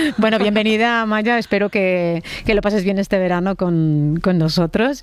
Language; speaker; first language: Spanish; native; Spanish